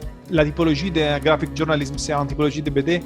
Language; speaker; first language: French; non-native, learner; Italian